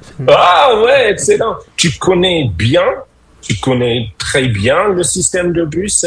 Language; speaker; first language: French; non-native, fluent; English